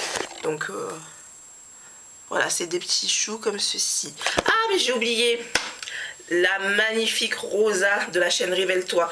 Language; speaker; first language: French; native; French